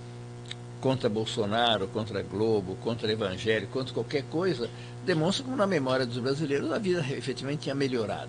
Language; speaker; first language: Portuguese; native; Portuguese